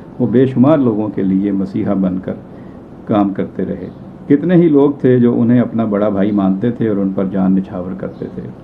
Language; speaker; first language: Urdu; native; Urdu